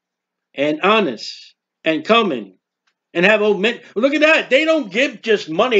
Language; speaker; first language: English; native; English